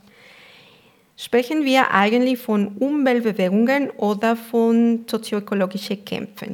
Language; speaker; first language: German; non-native, fluent; Spanish